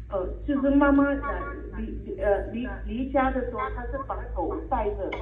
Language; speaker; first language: Chinese; native; Chinese